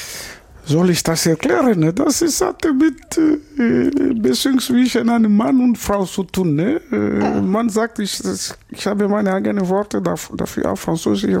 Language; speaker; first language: German; non-native, learner; Lingala